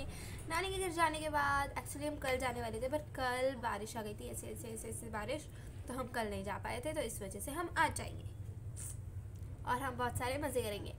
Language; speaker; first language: Hindi; native; Hindi